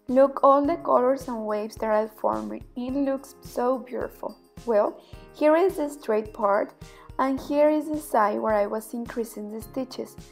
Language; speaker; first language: English; non-native, fluent; Spanish